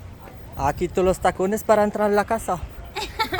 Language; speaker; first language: Spanish; non-native, learner; French